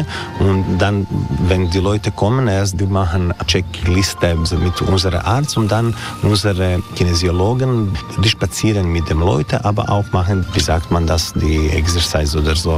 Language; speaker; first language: German; non-native, learner; Croatian